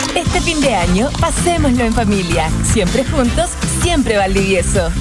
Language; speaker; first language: Spanish; native; Spanish